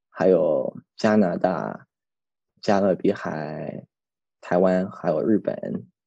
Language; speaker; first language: Chinese; early bilingual, heritage; Chinese